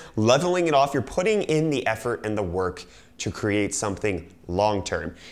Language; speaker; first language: English; native; English